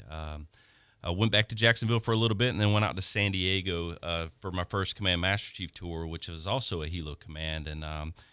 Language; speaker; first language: English; native; English